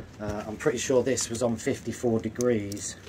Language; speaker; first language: English; native; English